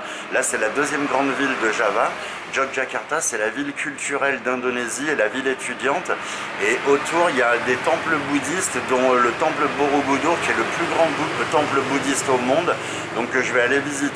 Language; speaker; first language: French; native; French